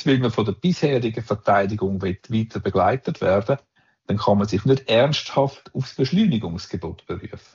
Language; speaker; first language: German; native; German